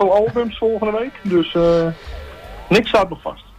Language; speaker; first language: Dutch; native; Dutch